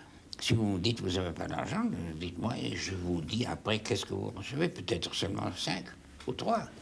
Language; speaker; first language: French; non-native, fluent; German